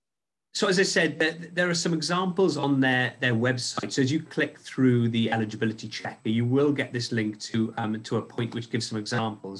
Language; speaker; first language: English; native; English